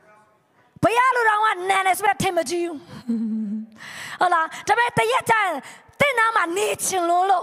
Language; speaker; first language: Burmese; non-native, local second language; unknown